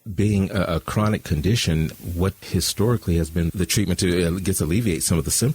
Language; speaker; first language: English; native; English